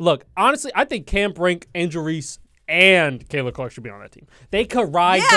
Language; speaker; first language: English; native; English